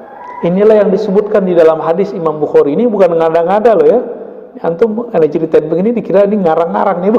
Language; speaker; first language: Indonesian; native; Indonesian